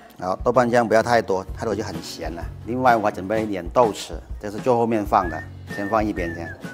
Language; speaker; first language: Chinese; native; Chinese